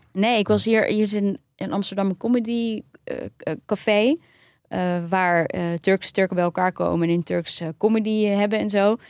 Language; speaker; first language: Dutch; early bilingual, other home language; Turkish